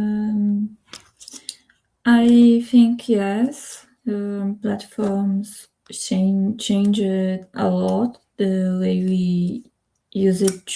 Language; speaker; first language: English; non-native, learner; Spanish